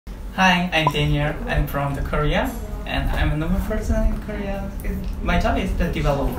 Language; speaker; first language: English; non-native, learner; Korean